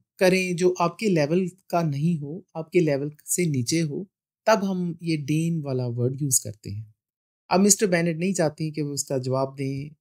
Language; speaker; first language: Hindi; non-native, local second language; Punjabi